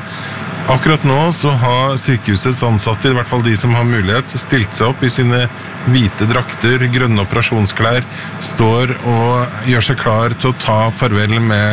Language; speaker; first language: Norwegian; native; Norwegian